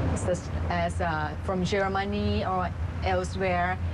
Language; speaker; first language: English; non-native, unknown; Thai